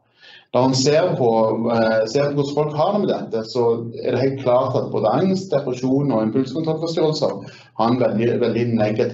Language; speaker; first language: Norwegian; native; Norwegian